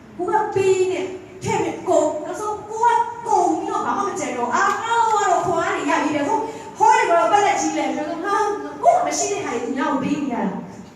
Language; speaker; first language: Burmese; non-native, local second language; Hakha Chin